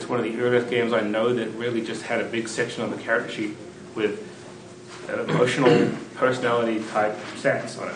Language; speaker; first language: English; native; English